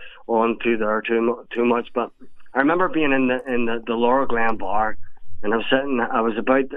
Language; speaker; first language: English; native; English